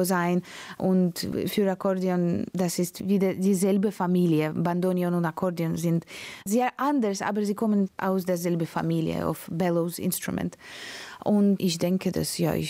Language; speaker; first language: German; non-native, learner; Latvian